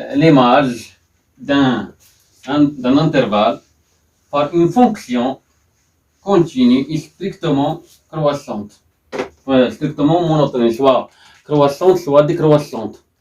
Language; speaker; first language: French; non-native, local second language; Arabic